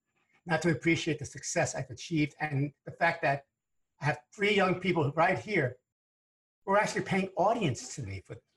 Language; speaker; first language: English; early bilingual, other home language; Spanish